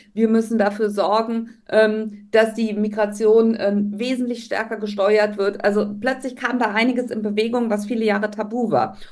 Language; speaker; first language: German; native; German